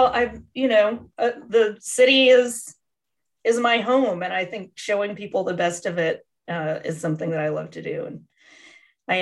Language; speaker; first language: English; native; English